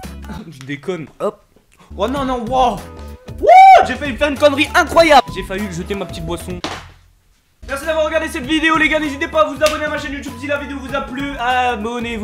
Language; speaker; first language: French; native; French